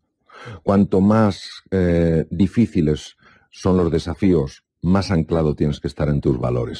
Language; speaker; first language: Spanish; native; Spanish